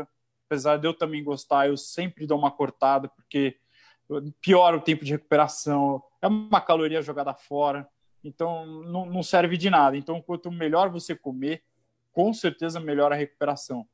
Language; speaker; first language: Portuguese; native; Portuguese